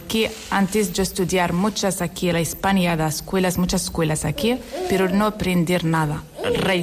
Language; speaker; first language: Spanish; non-native, learner; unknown